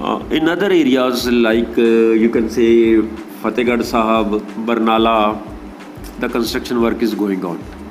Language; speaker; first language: English; non-native, local second language; Punjabi